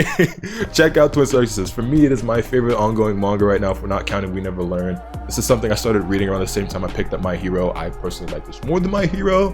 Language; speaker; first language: English; native; English